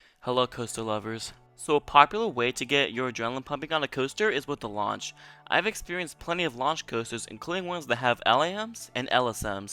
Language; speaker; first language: English; native; English